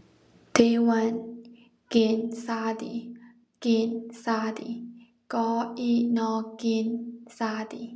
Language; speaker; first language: Thai; non-native, learner; Chinese